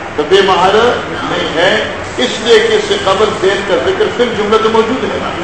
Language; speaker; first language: Urdu; non-native, local second language; Northern Hindko